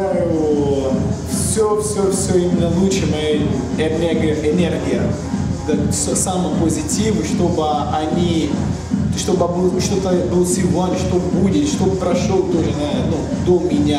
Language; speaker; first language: Russian; non-native, learner; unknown